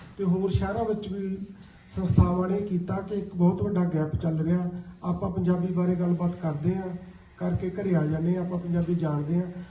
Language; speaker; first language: Punjabi; native; Punjabi